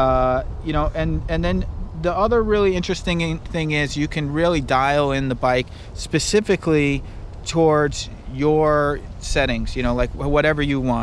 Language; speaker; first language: English; native; English